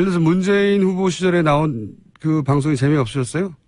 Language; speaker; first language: Korean; native; Korean